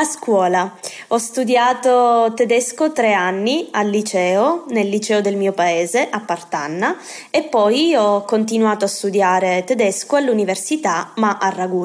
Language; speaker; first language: Italian; native; Italian